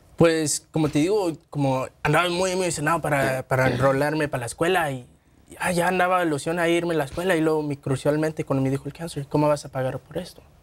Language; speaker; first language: Spanish; early bilingual, heritage; Spanish